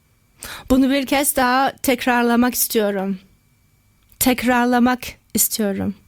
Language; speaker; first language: Turkish; non-native, learner; German